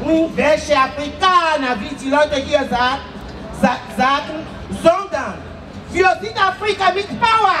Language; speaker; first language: German; non-native, learner; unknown